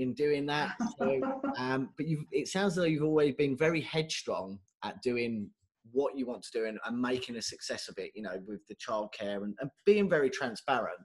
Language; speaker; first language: English; native; English